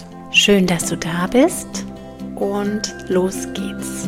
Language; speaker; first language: German; native; German